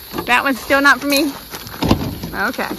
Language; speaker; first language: English; native; English